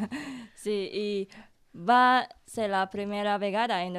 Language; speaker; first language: Catalan; non-native, learner; Indonesian